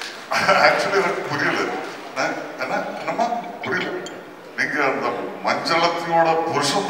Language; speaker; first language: Tamil; non-native, fluent; Malayalam